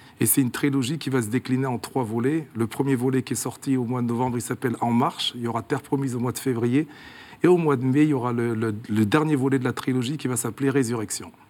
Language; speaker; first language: French; early bilingual, other home language; Kabuverdianu